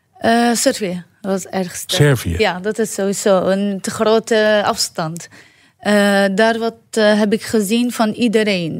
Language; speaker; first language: Dutch; non-native, learner; Arabic